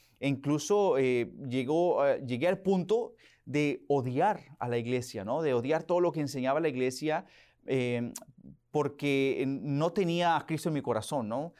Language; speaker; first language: Spanish; early bilingual, heritage; Spanish